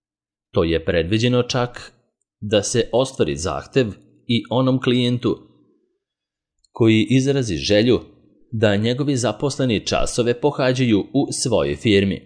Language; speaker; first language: Serbian; native; Serbian